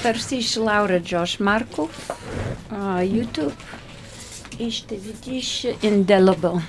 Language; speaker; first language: Bulgarian; early bilingual, heritage; Bulgarian